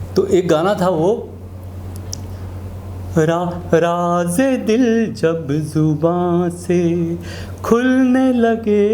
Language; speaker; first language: Hindi; native; Hindi